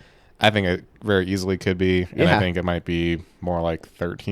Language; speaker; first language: English; native; English